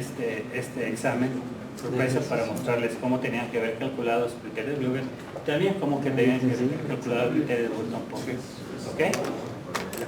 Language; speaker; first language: Spanish; native; Spanish